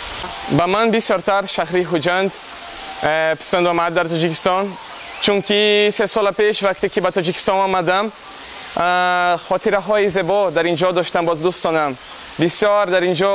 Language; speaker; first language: Persian; non-native, learner; Portuguese